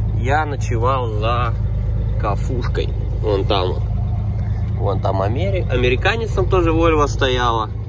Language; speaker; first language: Russian; native; Russian